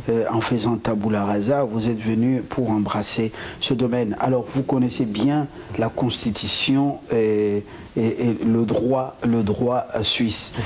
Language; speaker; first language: French; non-native, local second language; Lingala